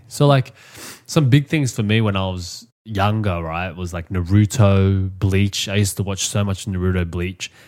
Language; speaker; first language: English; native; English